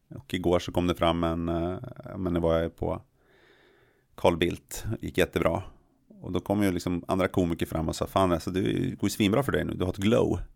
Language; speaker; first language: Swedish; native; Swedish